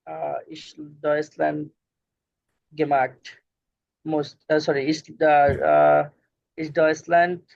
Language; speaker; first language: German; non-native, learner; Bangla